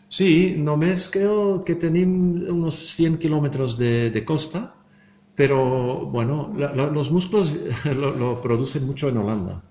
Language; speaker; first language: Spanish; non-native, fluent; Dutch